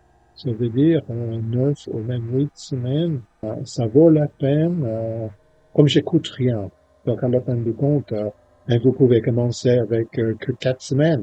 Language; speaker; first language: French; non-native, fluent; English